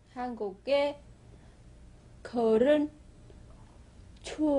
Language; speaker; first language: Korean; non-native, learner; Vietnamese